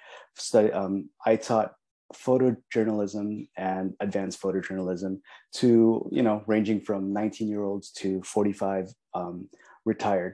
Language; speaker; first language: English; early bilingual, other home language; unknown